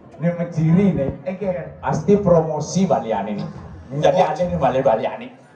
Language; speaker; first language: Indonesian; non-native, local second language; Balinese